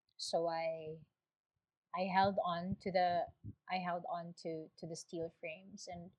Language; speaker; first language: English; non-native, local second language; Waray